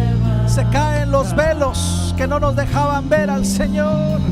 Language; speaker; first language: Spanish; native; Spanish